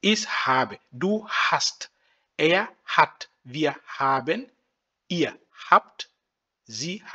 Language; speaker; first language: German; non-native, fluent; French